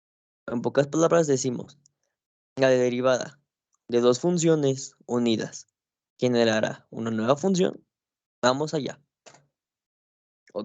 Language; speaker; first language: Spanish; native; Spanish